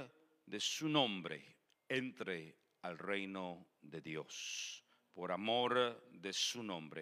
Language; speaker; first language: Spanish; native; Spanish